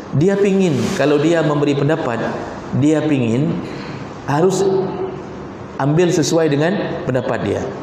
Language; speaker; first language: Malay; non-native, local second language; Achinese